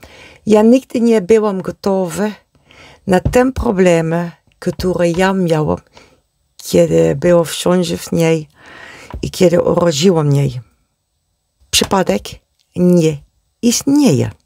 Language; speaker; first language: Polish; non-native, learner; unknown